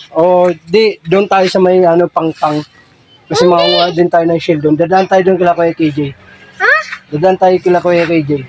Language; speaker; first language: Filipino; non-native, local second language; Cebuano